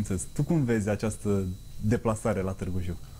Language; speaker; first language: Romanian; native; Romanian